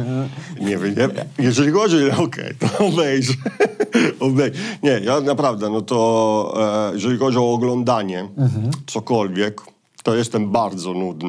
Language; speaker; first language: Polish; non-native, fluent; Italian